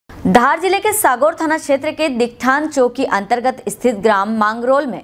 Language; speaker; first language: Hindi; native; Hindi